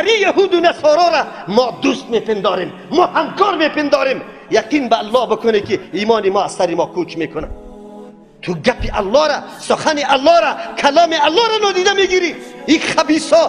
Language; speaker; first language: Persian; native; Persian